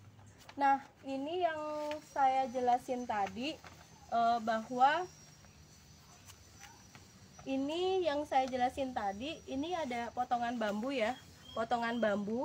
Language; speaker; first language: Indonesian; native; Indonesian